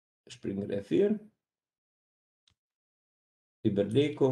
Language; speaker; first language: German; non-native, fluent; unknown